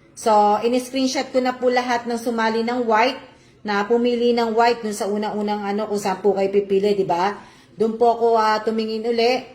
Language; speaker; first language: Filipino; non-native, local second language; Cebuano